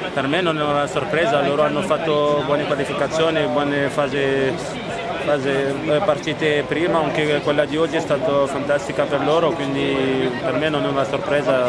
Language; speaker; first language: Italian; non-native, fluent; French